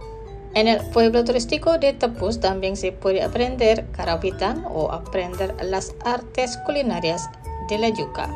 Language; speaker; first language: Spanish; non-native, fluent; Indonesian